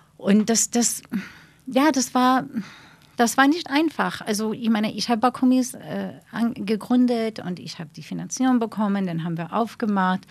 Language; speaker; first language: German; non-native, fluent; English